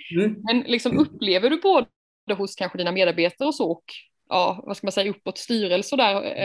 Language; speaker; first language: Swedish; native; Swedish